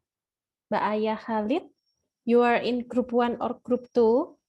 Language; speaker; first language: English; non-native, fluent; Indonesian